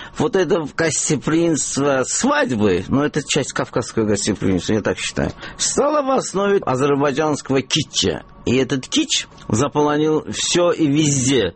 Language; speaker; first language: Russian; non-native, local second language; Azerbaijani